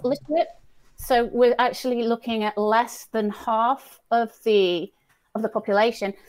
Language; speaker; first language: English; native; English